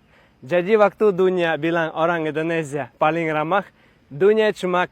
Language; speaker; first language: Indonesian; non-native, fluent; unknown